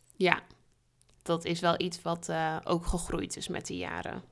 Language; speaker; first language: Dutch; early bilingual, other home language; Spanish